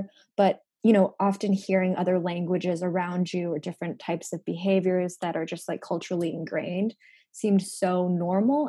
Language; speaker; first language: English; non-native, local second language; Japanese